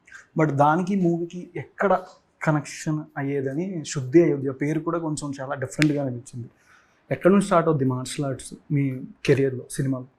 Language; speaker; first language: Telugu; native; Telugu